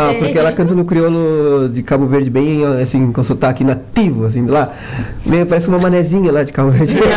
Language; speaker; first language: Portuguese; non-native, local second language; Kabuverdianu